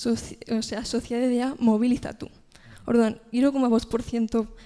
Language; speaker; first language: Basque; non-native, local second language; Spanish